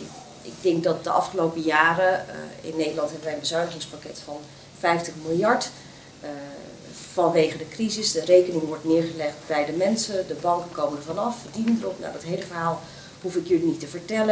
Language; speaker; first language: Dutch; native; Dutch